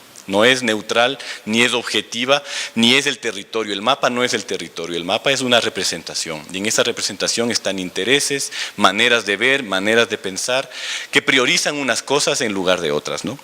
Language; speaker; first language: Spanish; native; Spanish